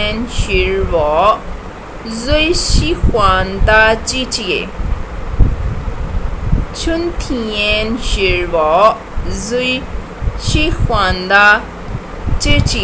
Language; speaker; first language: Chinese; non-native, fluent; Urdu